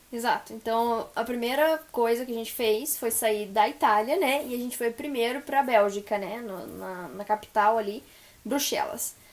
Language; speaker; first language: Portuguese; native; Portuguese